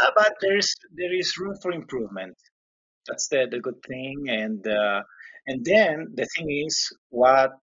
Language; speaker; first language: English; non-native, learner; Spanish